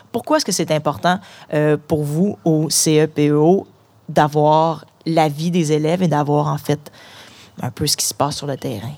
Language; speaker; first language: French; native; French